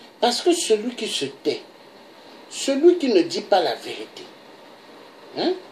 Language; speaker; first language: French; non-native, local second language; Lingala